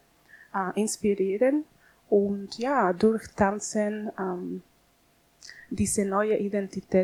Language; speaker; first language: German; non-native, learner; Spanish